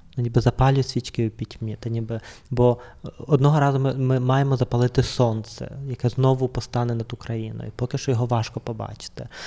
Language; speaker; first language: Ukrainian; native; Ukrainian